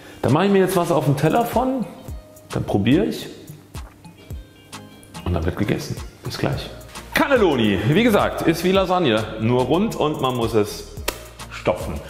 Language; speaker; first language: German; native; German